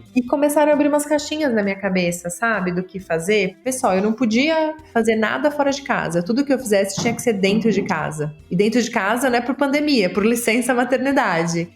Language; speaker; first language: Portuguese; native; Portuguese